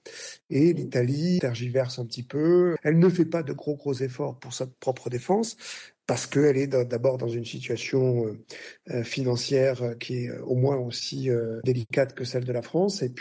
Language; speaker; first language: French; native; French